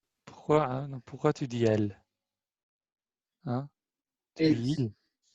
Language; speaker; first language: French; non-native, fluent; Albanian